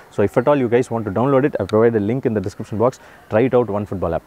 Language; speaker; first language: English; non-native, local second language; Tamil